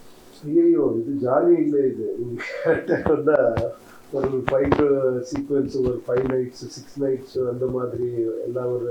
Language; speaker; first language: Tamil; non-native, learner; Kannada